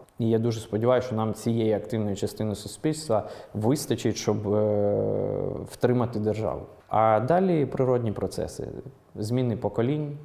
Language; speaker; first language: Ukrainian; non-native, local second language; Russian